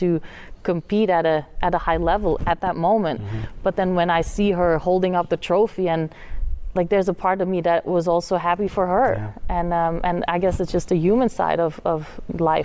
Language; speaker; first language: English; non-native, fluent; Dutch